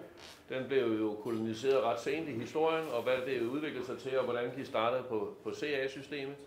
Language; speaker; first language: Danish; native; Danish